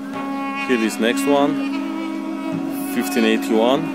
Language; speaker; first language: English; non-native, learner; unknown